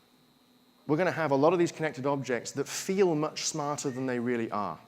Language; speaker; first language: English; native; English